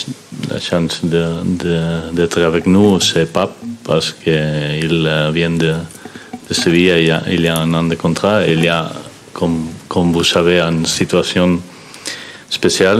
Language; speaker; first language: French; non-native, fluent; Spanish